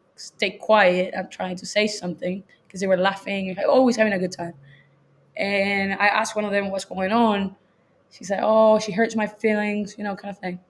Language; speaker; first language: English; non-native, fluent; Spanish